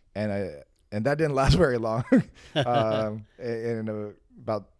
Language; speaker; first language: English; native; English